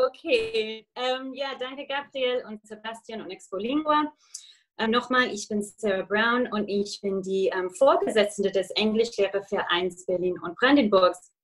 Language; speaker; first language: German; non-native, fluent; English